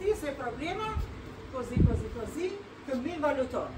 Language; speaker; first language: Italian; non-native, learner; Albanian